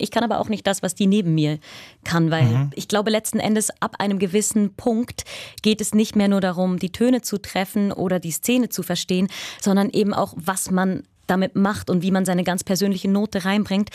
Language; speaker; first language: German; native; German